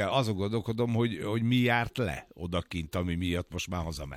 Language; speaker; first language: Hungarian; native; Hungarian